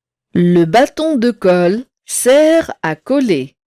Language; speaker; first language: French; non-native, local second language; Arabic